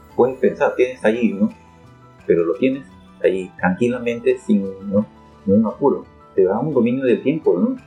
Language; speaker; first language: Spanish; native; Spanish